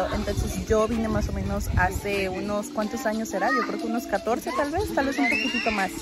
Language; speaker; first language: Spanish; native; Spanish